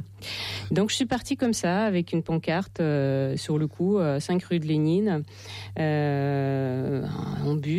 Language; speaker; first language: French; non-native, fluent; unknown